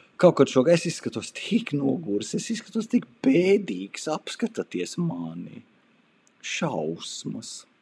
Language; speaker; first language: Latvian; early bilingual, heritage; Latvian